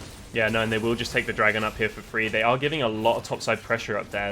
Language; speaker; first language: English; native; English